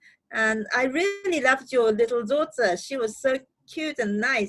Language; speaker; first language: English; non-native, learner; Japanese